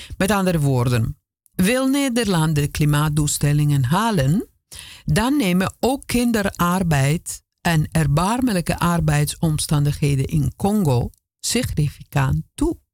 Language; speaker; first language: Dutch; non-native, fluent; Italian